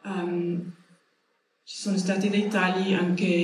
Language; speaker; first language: Italian; non-native, learner; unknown